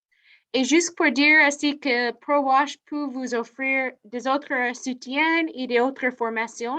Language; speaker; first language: French; non-native, fluent; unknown